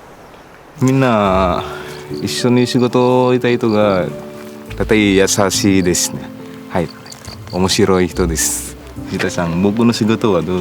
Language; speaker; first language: Japanese; non-native, learner; Indonesian